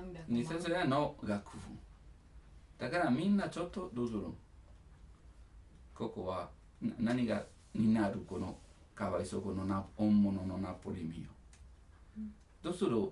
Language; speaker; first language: Japanese; non-native, learner; Italian